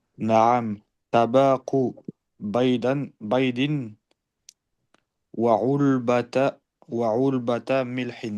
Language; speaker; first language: Arabic; non-native, learner; French